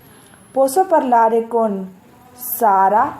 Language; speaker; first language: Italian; non-native, fluent; Urdu